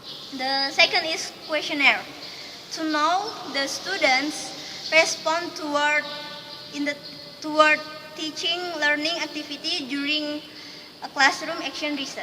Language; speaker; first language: English; non-native, learner; Indonesian